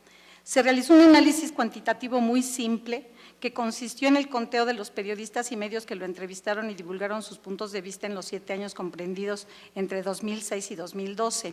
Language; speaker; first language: Spanish; native; Spanish